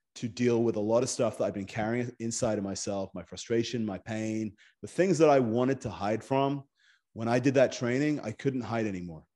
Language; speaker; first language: English; native; English